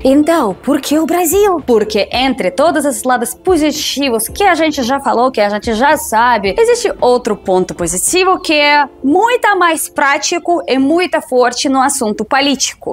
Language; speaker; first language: Portuguese; non-native, fluent; Russian